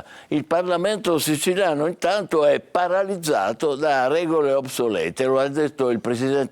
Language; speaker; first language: Italian; native; Italian